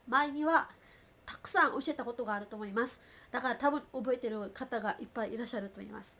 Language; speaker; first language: Japanese; non-native, fluent; Filipino